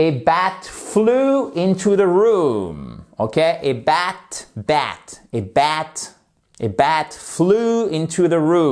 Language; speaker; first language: English; non-native, fluent; French